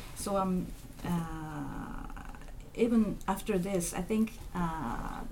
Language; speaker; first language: English; non-native, learner; Japanese